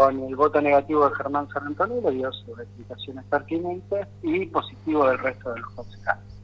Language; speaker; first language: Spanish; native; Spanish